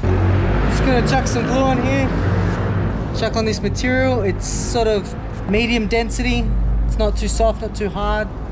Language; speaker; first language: English; native; English